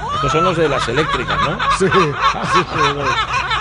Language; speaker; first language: Spanish; native; Spanish